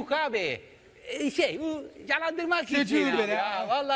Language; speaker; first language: Turkish; non-native, fluent; Italian